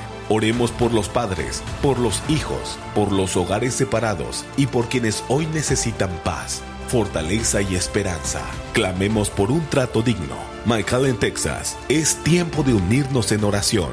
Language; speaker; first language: Spanish; native; Spanish